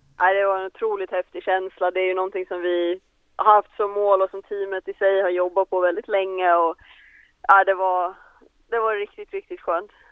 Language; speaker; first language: Swedish; native; Swedish